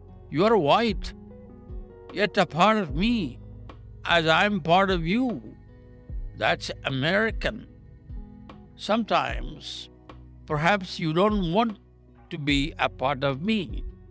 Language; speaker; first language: English; non-native, local second language; Tamil